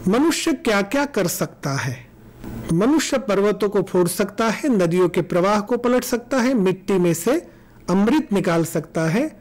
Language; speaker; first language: Hindi; non-native, local second language; Gujarati